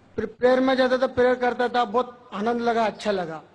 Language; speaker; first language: Hindi; non-native, local second language; Tamil